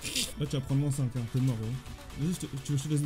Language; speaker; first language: French; native; French